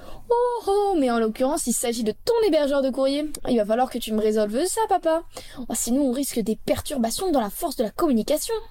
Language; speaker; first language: French; native; French